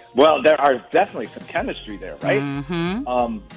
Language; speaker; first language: English; native; English